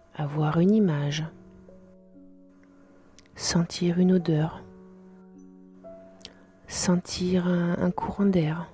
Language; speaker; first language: French; native; French